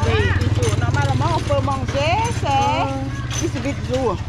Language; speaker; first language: French; non-native, learner; Khmer